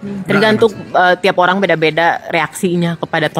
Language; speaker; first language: Indonesian; native; Indonesian